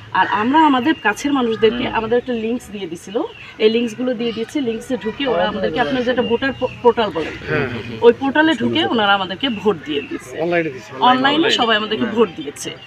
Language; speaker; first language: Bangla; native; Bangla